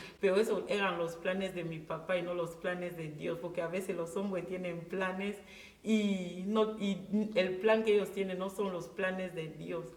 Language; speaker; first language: Spanish; non-native, local second language; Fang